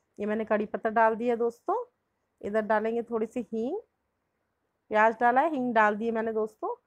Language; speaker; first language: Hindi; native; Hindi